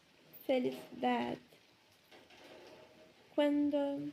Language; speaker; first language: Spanish; non-native, learner; Portuguese